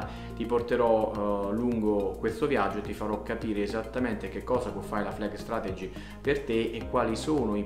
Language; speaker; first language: Italian; native; Italian